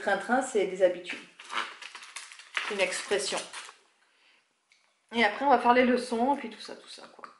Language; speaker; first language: French; native; French